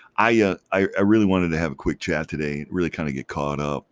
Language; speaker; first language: English; native; English